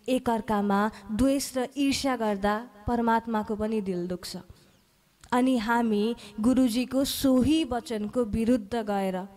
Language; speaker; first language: Nepali; native; Nepali